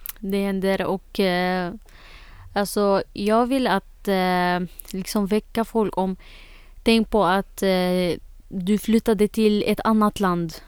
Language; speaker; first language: Swedish; non-native, fluent; Arabic